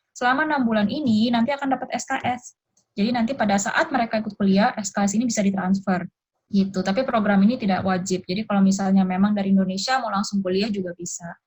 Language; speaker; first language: Indonesian; early bilingual, other home language; Japanese